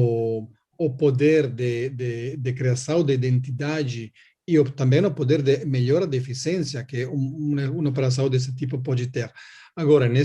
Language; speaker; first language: Portuguese; non-native, learner; Italian